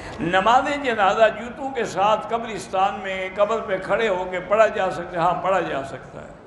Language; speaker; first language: Urdu; native; Urdu